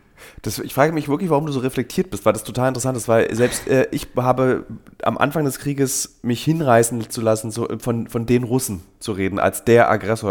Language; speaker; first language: German; native; German